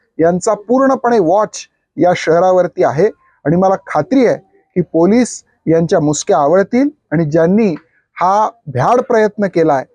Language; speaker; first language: Marathi; native; Marathi